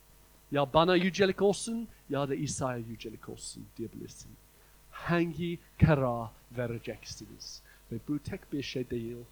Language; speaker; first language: Turkish; non-native, fluent; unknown